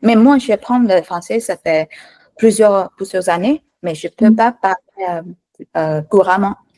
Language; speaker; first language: French; non-native, learner; Thai